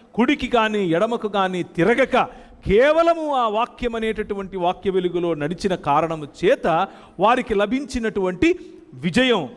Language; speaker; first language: Telugu; native; Telugu